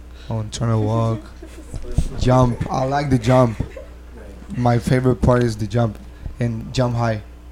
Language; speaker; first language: English; non-native, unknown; Spanish